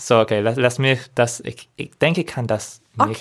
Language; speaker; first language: German; non-native, learner; English